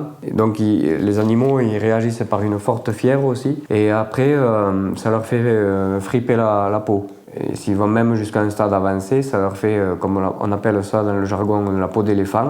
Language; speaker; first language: French; native; French